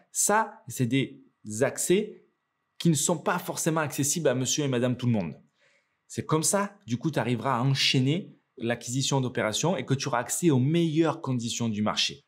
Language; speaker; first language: French; native; French